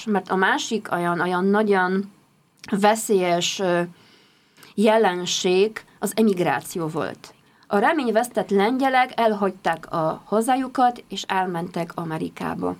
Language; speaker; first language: Hungarian; non-native, fluent; Polish